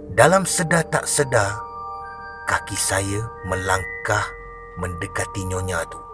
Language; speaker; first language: Malay; native; Malay